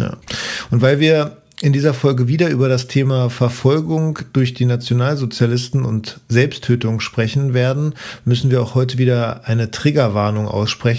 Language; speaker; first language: German; native; German